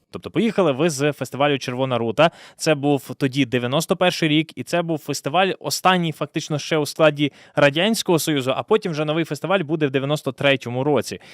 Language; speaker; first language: Ukrainian; native; Ukrainian